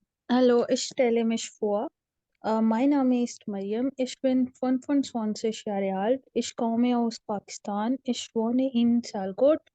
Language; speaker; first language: German; non-native, learner; Punjabi